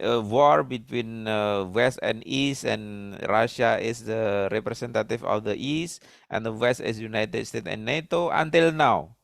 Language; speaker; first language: English; non-native, learner; Indonesian